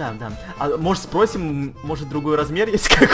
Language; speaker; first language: Russian; native; Russian